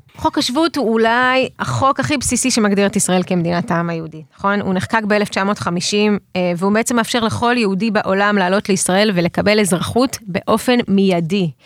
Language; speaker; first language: Hebrew; early bilingual, other home language; Russian